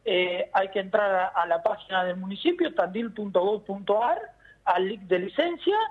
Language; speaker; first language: Spanish; native; Spanish